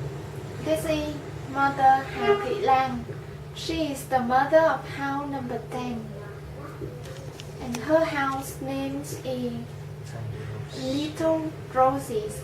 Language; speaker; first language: English; non-native, learner; Vietnamese